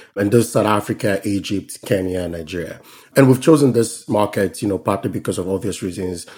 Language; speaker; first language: English; non-native, local second language; Yoruba